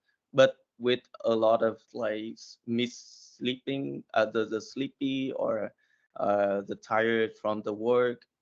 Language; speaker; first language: English; non-native, learner; Vietnamese